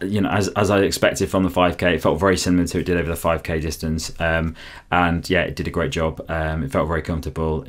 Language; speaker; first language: English; native; English